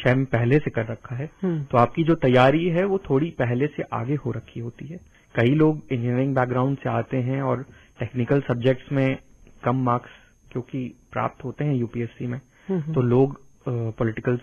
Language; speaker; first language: Hindi; native; Hindi